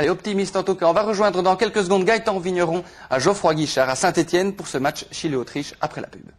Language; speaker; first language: French; native; French